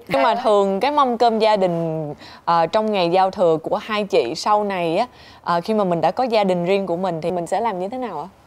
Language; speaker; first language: Vietnamese; native; Vietnamese